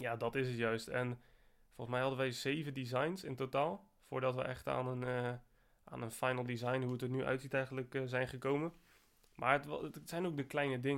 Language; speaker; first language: Dutch; native; Dutch